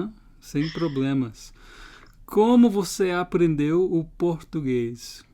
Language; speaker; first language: Portuguese; non-native, fluent; English